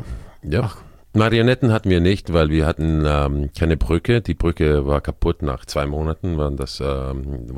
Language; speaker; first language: German; non-native, fluent; Croatian